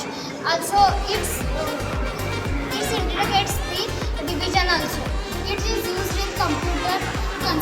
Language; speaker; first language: English; non-native, learner; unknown